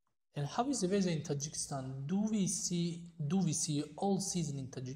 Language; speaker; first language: English; non-native, fluent; Tajik